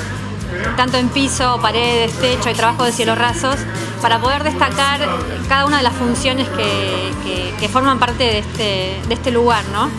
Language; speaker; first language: Spanish; native; Spanish